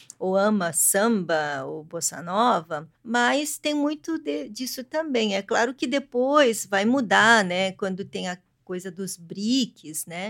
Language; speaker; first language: Portuguese; early bilingual, other home language; Korean